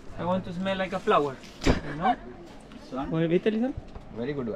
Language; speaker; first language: English; non-native, learner; Spanish